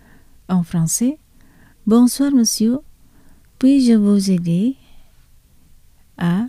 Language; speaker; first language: French; non-native, fluent; Indonesian